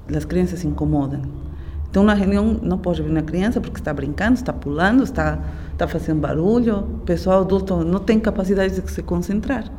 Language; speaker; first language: Portuguese; non-native, fluent; Spanish